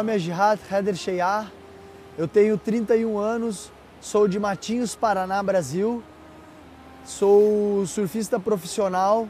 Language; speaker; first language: Portuguese; early bilingual, other home language; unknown